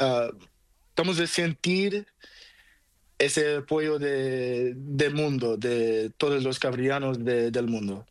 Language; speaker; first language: Spanish; non-native, learner; Portuguese